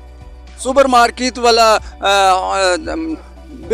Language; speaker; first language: Arabic; non-native, learner; Urdu